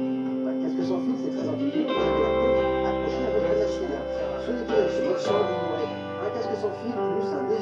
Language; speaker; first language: French; native; French